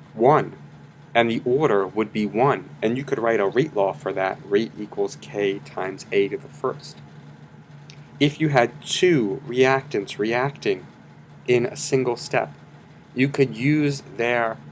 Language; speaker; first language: English; native; English